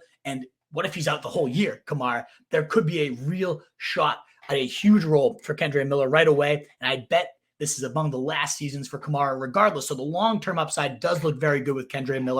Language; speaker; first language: English; native; English